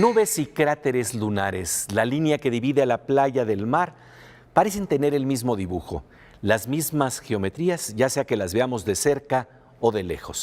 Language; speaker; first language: Spanish; native; Spanish